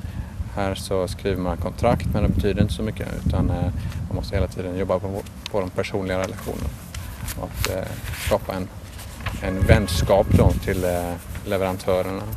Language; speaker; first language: Swedish; native; Swedish